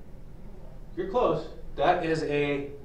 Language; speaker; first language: English; native; English